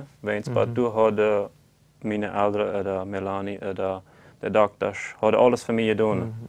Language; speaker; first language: German; non-native, local second language; Plautdietsch